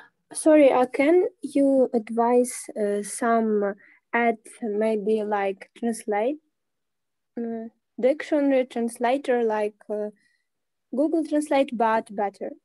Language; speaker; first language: English; non-native, learner; Ukrainian